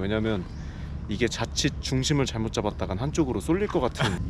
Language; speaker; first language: Korean; native; Korean